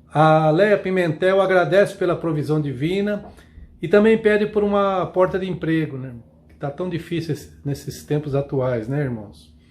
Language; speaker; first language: Portuguese; native; Portuguese